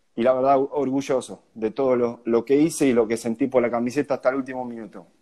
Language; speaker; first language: Spanish; native; Spanish